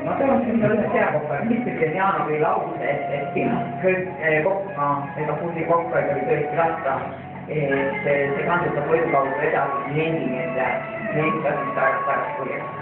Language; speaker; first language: Estonian; native; Estonian